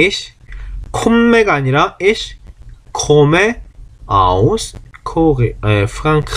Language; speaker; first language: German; non-native, fluent; Korean